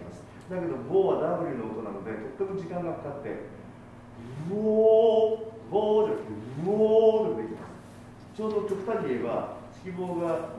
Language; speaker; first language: Japanese; native; Japanese